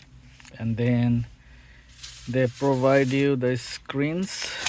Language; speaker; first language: English; non-native, fluent; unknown